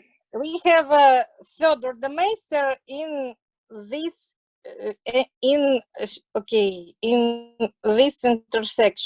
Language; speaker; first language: English; non-native, learner; Russian